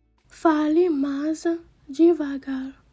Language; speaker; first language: Portuguese; non-native, learner; Haitian Creole